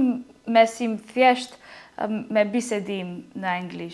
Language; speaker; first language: Albanian; non-native, learner; English